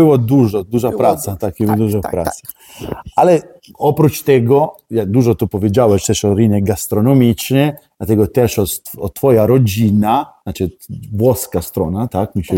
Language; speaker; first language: Polish; non-native, learner; Italian